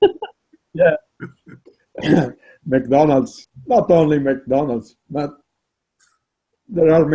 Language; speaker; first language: English; non-native, learner; Italian